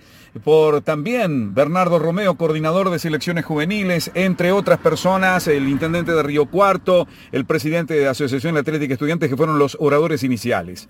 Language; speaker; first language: Spanish; native; Spanish